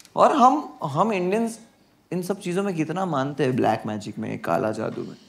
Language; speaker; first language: Hindi; non-native, local second language; Gujarati